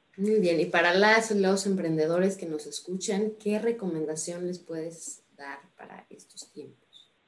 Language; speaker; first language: Spanish; native; Spanish